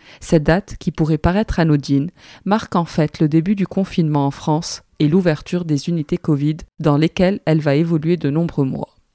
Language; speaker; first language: French; native; French